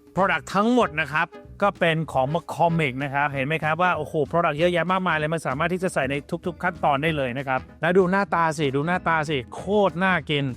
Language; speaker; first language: Thai; early bilingual, heritage; Thai